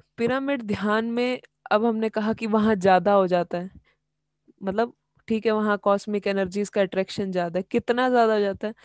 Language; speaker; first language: Hindi; native; Hindi